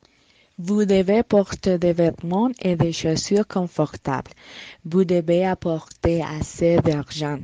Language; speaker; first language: French; non-native, learner; Spanish